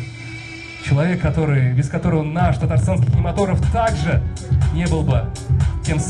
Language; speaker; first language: Russian; native; Russian